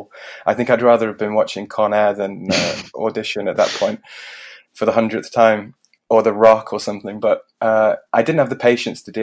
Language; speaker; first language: English; native; English